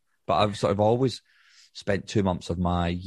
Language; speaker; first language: English; native; English